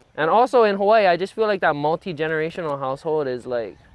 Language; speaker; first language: English; native; English